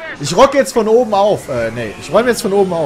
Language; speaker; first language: German; native; German